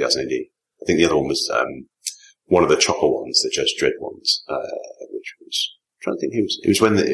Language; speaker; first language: English; native; English